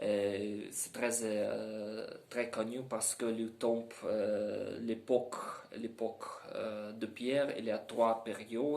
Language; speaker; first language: French; non-native, learner; Ukrainian